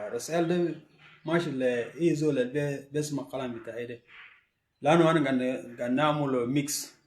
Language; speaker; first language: Arabic; non-native, local second language; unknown